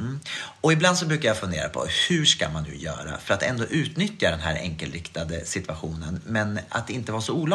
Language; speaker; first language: Swedish; native; Swedish